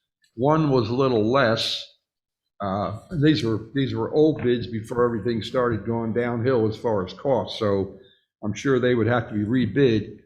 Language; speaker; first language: English; native; English